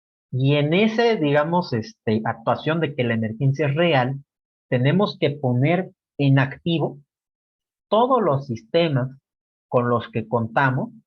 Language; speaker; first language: Spanish; native; Spanish